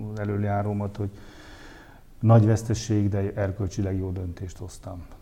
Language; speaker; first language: Hungarian; native; Hungarian